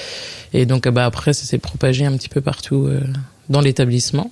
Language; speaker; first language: French; native; French